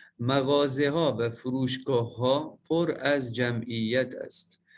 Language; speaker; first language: Persian; non-native, learner; Turkish